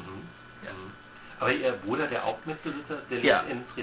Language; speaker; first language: German; native; German